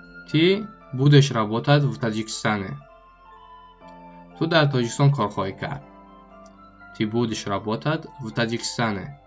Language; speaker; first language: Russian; non-native, local second language; Tajik